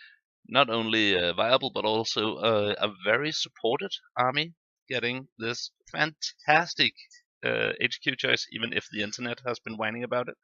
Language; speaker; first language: English; non-native, fluent; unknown